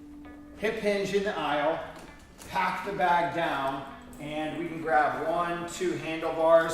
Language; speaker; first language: English; native; English